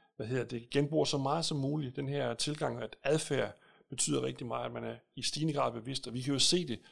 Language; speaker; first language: Danish; native; Danish